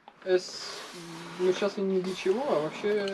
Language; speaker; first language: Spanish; non-native, learner; Russian